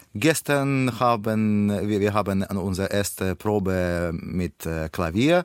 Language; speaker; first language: German; non-native, learner; Russian